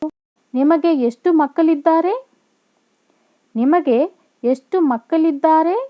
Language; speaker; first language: Kannada; non-native, local second language; Telugu